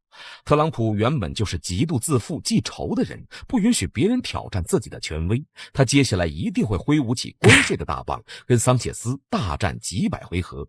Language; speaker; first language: Chinese; native; Chinese